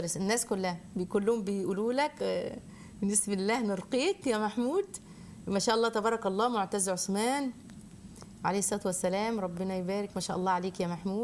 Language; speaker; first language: Arabic; native; Arabic